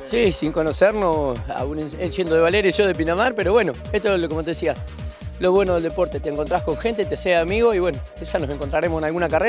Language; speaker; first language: Spanish; native; Spanish